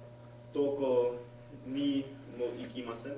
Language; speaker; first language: Japanese; non-native, learner; English